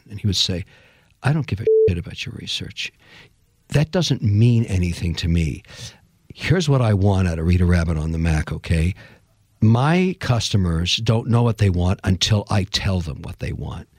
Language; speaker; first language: English; native; English